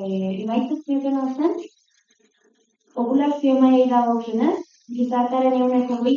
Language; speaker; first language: Basque; native; Basque